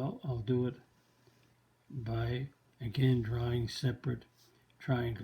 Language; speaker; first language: English; native; English